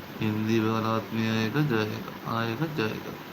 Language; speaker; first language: Hindi; non-native, local second language; Malayalam